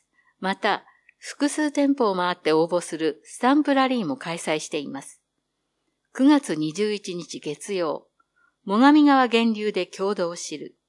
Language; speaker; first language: Japanese; native; Japanese